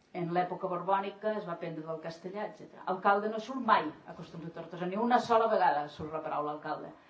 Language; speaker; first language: Catalan; native; Catalan